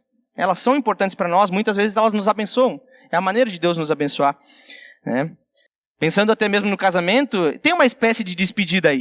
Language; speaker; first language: Portuguese; native; Portuguese